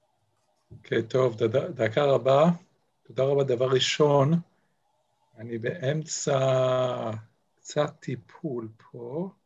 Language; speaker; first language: Hebrew; non-native, fluent; English